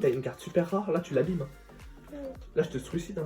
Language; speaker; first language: French; native; French